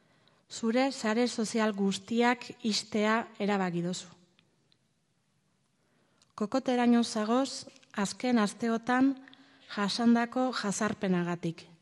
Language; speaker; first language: Basque; native; Basque